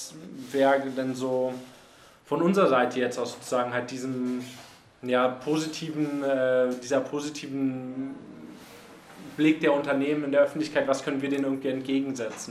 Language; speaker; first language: German; native; German